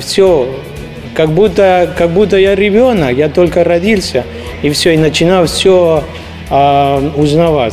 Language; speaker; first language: Russian; non-native, fluent; Spanish